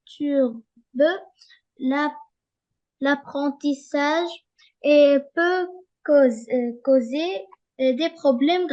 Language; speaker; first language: French; non-native, learner; Arabic